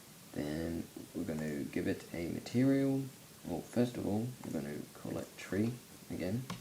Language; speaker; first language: English; native; English